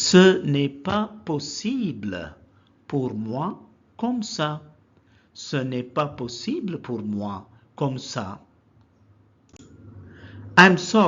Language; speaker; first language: French; non-native, fluent; Telugu